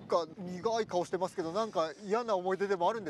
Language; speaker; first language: Japanese; native; Japanese